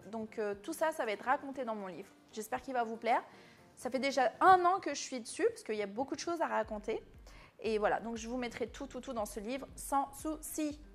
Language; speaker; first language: French; early bilingual, other home language; Arabic